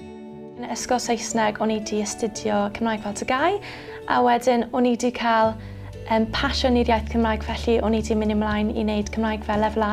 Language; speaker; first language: Welsh; non-native, local second language; English